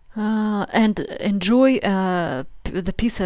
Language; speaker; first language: English; non-native, fluent; Russian